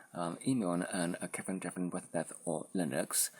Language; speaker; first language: Welsh; non-native, learner; Polish